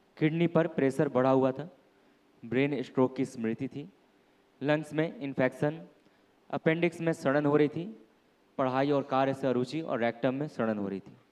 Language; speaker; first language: Hindi; native; Hindi